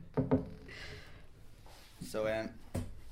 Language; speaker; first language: English; native; English